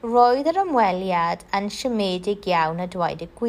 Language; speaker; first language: Welsh; non-native, local second language; English